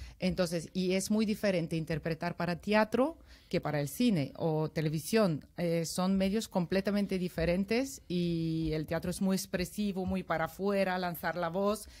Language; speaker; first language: Spanish; non-native, fluent; Bulgarian